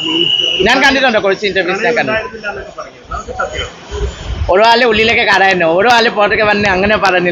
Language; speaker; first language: Malayalam; non-native, local second language; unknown